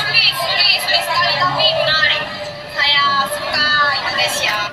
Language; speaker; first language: Indonesian; non-native, learner; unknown